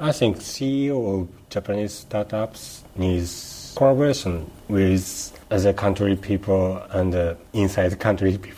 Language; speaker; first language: English; non-native, learner; Japanese